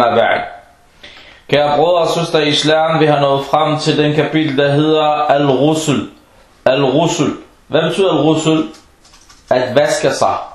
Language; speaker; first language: Danish; non-native, fluent; Arabic